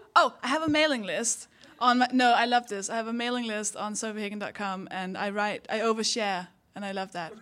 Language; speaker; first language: English; non-native, fluent; Danish